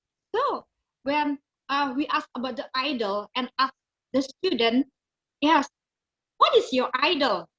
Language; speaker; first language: English; non-native, learner; Indonesian